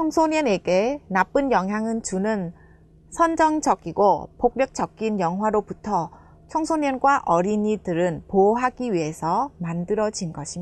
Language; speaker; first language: Korean; non-native, fluent; Vietnamese